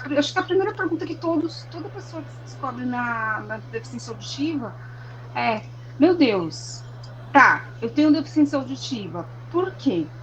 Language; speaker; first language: Portuguese; native; Portuguese